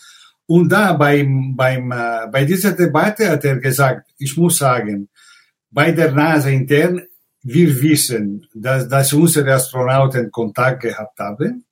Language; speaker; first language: German; non-native, fluent; Italian